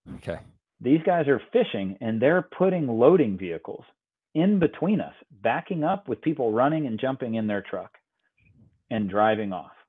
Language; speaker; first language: English; native; English